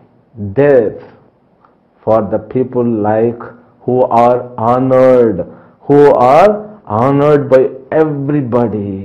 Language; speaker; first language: English; non-native, local second language; Telugu